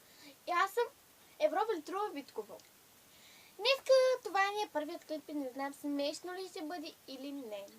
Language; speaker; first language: Bulgarian; non-native, local second language; Turkish